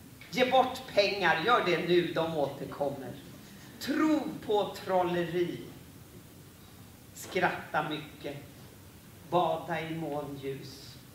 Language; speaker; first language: Swedish; native; Swedish